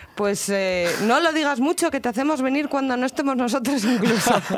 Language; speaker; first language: Spanish; native; Spanish